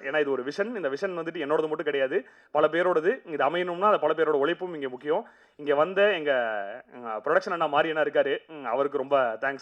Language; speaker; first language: Tamil; native; Tamil